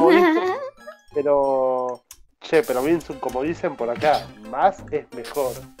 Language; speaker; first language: Spanish; native; Spanish